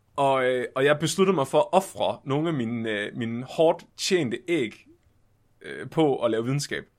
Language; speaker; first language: Danish; native; Danish